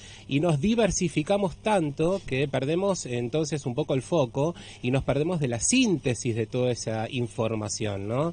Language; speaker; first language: Spanish; native; Spanish